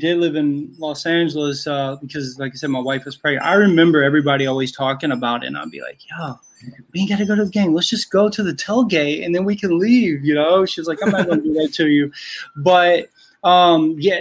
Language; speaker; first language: English; native; English